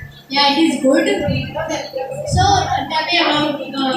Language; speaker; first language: English; non-native, learner; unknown